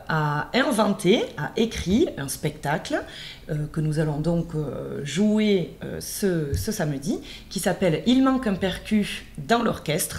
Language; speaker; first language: French; native; French